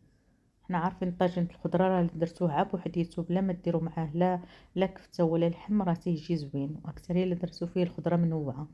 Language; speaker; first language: Arabic; native; Arabic